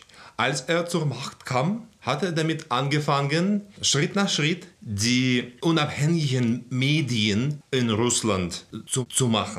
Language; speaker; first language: German; non-native, fluent; Russian